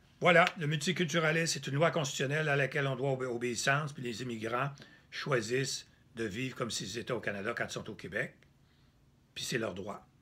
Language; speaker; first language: French; native; French